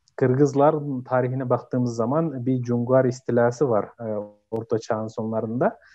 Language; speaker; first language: Turkish; non-native, fluent; Kyrgyz